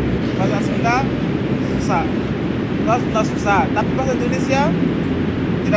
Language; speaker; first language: Indonesian; non-native, fluent; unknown